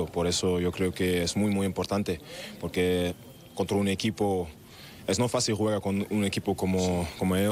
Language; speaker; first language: Spanish; non-native, learner; German